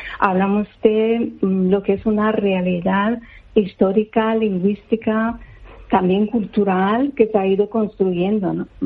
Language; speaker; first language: Spanish; non-native, fluent; Persian